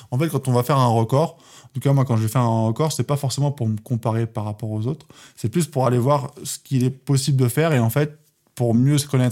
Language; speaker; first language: French; native; French